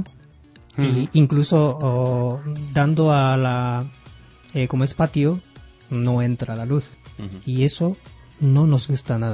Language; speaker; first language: Spanish; non-native, fluent; Japanese